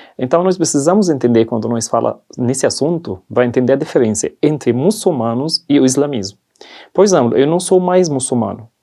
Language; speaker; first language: Portuguese; non-native, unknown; Arabic